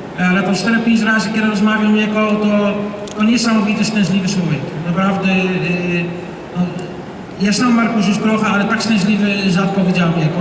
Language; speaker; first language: Polish; non-native, learner; Dutch